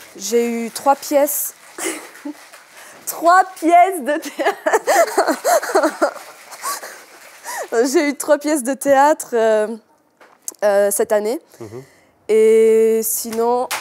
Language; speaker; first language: French; native; French